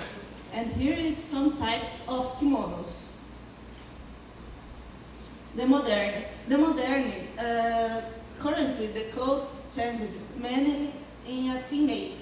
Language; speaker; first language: English; non-native, learner; Portuguese